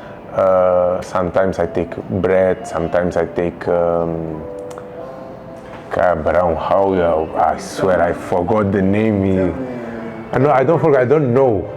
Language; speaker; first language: English; non-native, local second language; Kabuverdianu